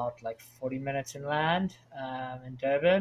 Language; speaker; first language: English; native; English